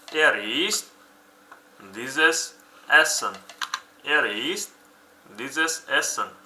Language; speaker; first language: German; non-native, fluent; Uzbek